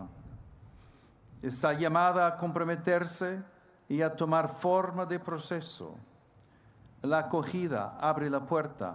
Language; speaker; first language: Spanish; non-native, fluent; English